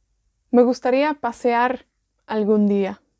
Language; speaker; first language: Spanish; non-native, fluent; Welsh